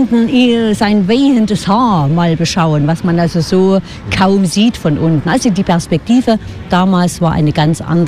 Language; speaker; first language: German; native; German